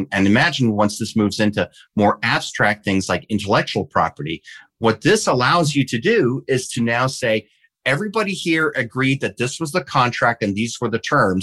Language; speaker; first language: English; early bilingual, heritage; English